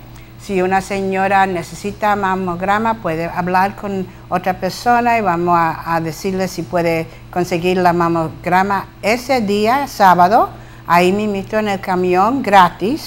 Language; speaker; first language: Spanish; early bilingual, heritage; Spanish